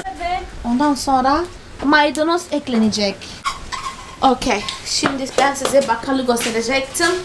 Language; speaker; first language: Turkish; non-native, fluent; Portuguese